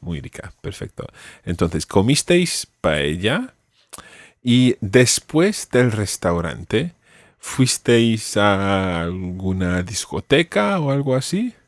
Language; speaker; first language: Spanish; non-native, fluent; English